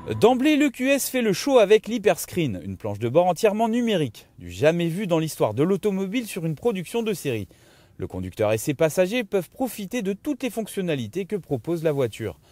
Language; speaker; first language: French; native; French